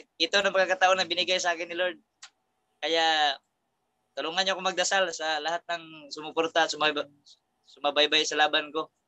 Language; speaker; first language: Filipino; non-native, local second language; Cebuano